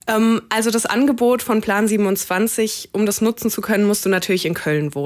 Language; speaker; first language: German; native; German